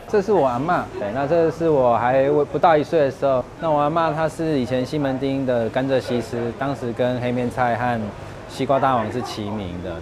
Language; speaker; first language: Chinese; native; Chinese